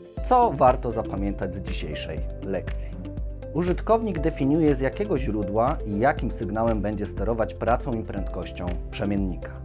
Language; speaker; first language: Polish; native; Polish